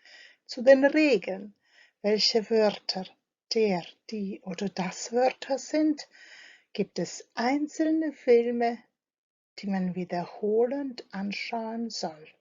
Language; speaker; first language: German; non-native, fluent; Croatian